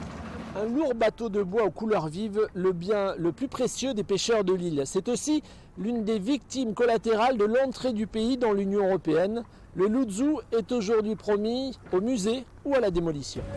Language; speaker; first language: French; native; French